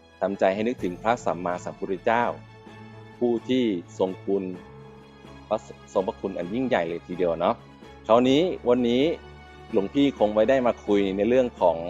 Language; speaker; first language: Thai; native; Thai